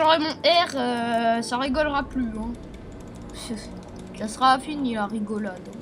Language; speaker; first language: French; native; French